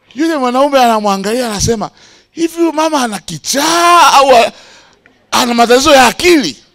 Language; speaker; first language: Swahili; native; Swahili